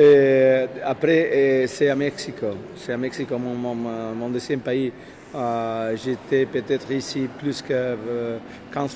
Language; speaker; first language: French; non-native, fluent; Spanish